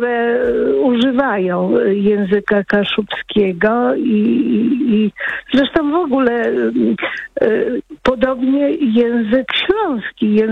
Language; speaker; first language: Polish; non-native, local second language; Kashubian